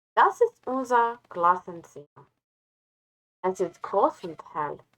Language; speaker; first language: German; non-native, learner; Ukrainian